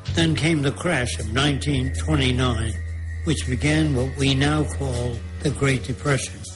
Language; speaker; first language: English; native; English